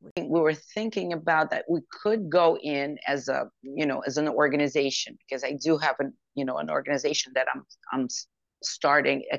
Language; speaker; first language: English; non-native, fluent; Ukrainian